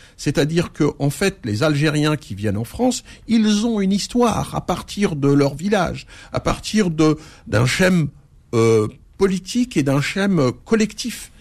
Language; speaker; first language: French; early bilingual, other home language; Arabic